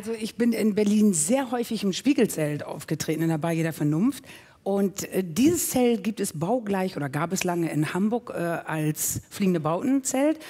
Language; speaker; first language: German; native; German